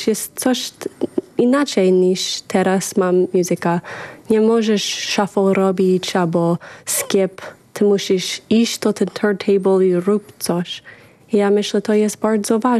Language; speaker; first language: Polish; early bilingual, heritage; English